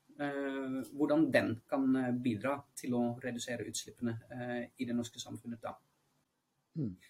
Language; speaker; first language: Norwegian; non-native, fluent; Dutch